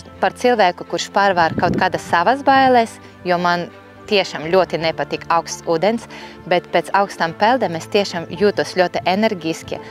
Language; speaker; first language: Latvian; non-native, local second language; Russian